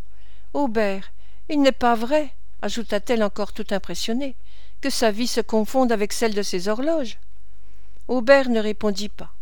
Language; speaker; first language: French; native; French